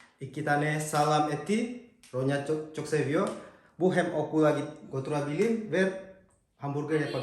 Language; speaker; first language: Turkish; non-native, fluent; Indonesian